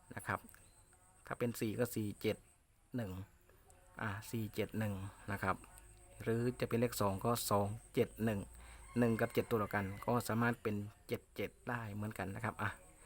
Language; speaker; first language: Thai; native; Thai